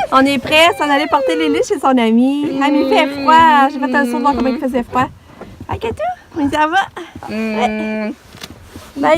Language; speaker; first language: French; native; French